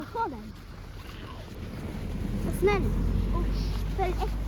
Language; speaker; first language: Swedish; early bilingual, other home language; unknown